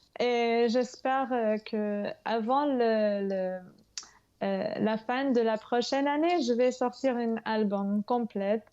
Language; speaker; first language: French; non-native, fluent; English